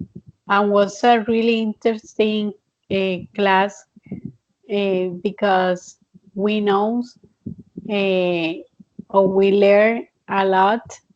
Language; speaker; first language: English; non-native, learner; Spanish